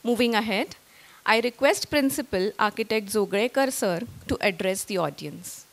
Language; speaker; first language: English; non-native, local second language; Marathi